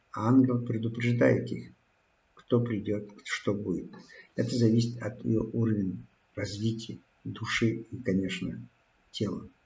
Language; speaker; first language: Russian; non-native, local second language; Kazakh